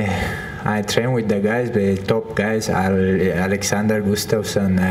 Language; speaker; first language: English; non-native, fluent; Russian